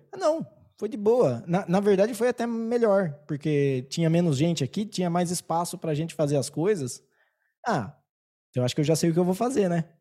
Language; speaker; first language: Portuguese; native; Portuguese